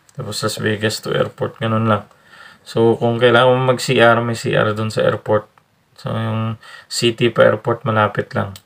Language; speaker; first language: Filipino; native; Filipino